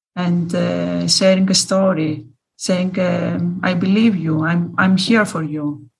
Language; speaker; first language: English; non-native, fluent; Greek